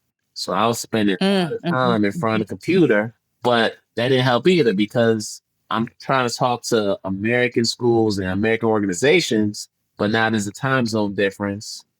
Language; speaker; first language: English; early bilingual, other home language; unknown